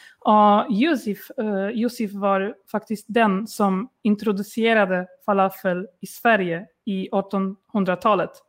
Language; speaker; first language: Swedish; non-native, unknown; Polish